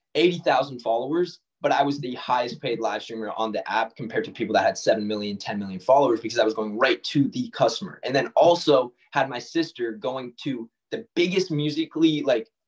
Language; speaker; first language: English; native; English